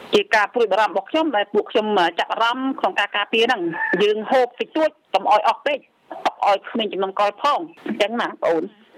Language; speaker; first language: Khmer; non-native, local second language; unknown